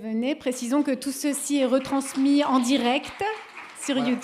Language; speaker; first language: French; native; French